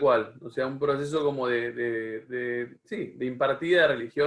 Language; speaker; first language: Spanish; native; Spanish